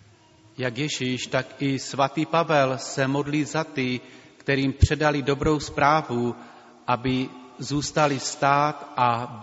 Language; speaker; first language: Czech; native; Czech